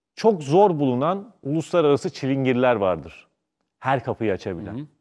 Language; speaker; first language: Turkish; native; Turkish